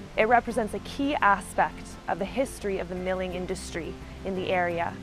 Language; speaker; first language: English; native; English